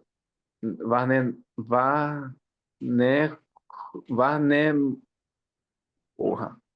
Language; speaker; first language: German; non-native, learner; Portuguese